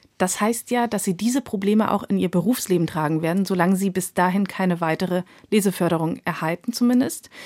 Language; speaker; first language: German; early bilingual, other home language; Bosnian